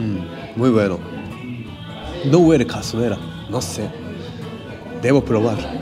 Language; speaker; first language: Spanish; non-native, learner; Japanese